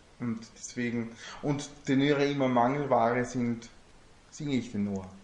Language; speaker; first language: German; non-native, fluent; Italian